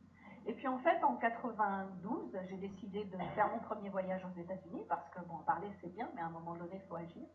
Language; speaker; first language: French; native; French